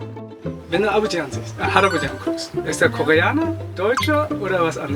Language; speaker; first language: German; early bilingual, other home language; Korean